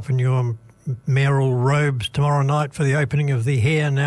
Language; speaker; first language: English; native; English